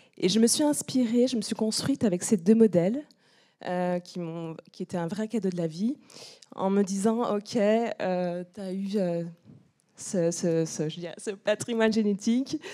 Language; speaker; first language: French; native; French